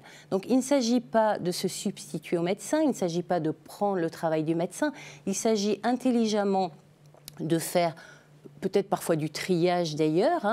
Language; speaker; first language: French; native; French